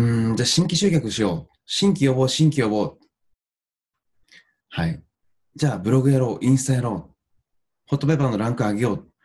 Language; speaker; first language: Japanese; native; Japanese